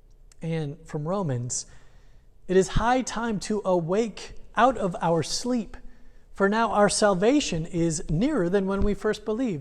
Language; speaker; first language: English; native; English